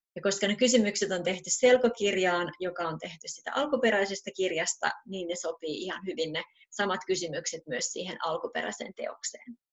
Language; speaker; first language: Finnish; native; Finnish